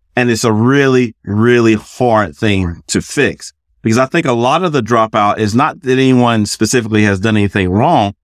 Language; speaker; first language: English; native; English